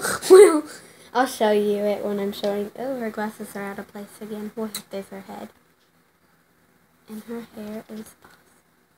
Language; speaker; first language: English; native; English